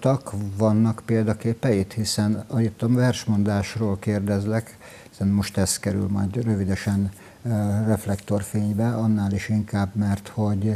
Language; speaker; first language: Hungarian; native; Hungarian